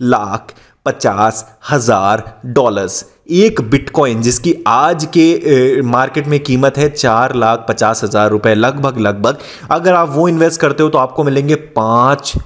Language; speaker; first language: Hindi; native; Hindi